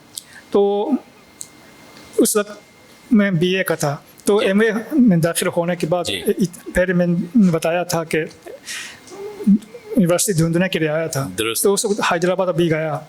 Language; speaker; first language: Hindi; non-native, fluent; Japanese